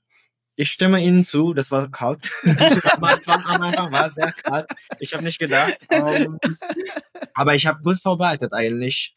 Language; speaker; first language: German; non-native, fluent; Indonesian